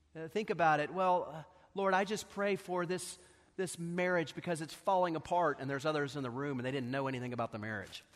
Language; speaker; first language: English; native; English